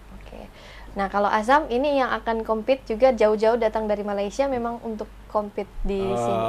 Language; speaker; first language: Indonesian; native; Indonesian